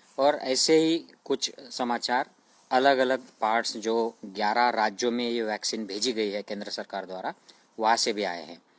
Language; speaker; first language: Hindi; non-native, local second language; Marathi